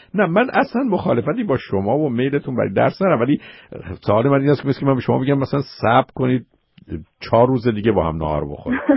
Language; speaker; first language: Persian; native; Persian